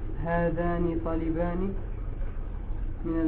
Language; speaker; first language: Arabic; non-native, learner; French